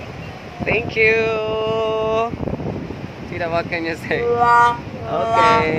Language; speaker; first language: English; non-native, fluent; Filipino